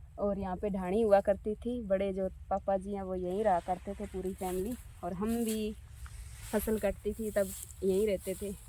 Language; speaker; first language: Hindi; native; Hindi